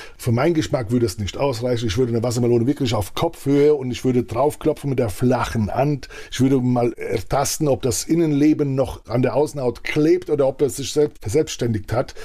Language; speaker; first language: German; early bilingual, other home language; Italian